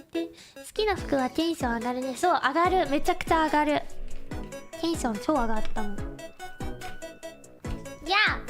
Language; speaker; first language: Japanese; non-native, learner; English